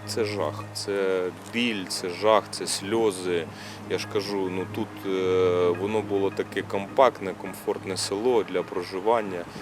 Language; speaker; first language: Ukrainian; native; Ukrainian